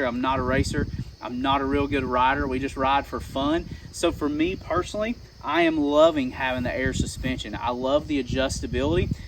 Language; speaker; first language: English; native; English